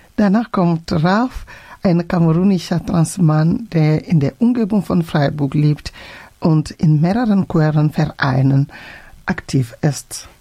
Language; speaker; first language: German; non-native, fluent; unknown